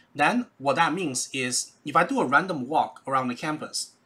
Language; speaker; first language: English; non-native, fluent; Chinese